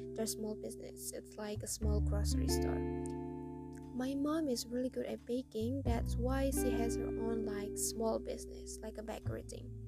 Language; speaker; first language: English; non-native, fluent; Indonesian